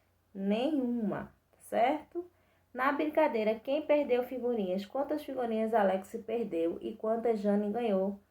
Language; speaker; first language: Portuguese; native; Portuguese